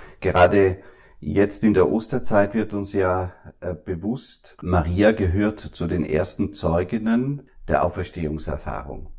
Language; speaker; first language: German; native; German